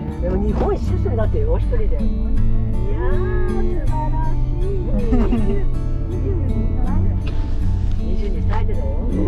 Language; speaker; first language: Japanese; native; Japanese